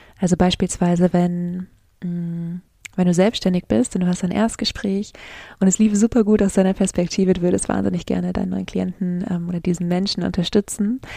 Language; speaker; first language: German; native; German